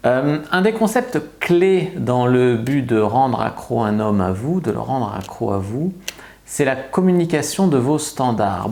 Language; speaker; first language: French; native; French